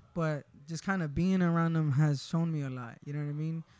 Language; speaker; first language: English; early bilingual, other home language; Spanish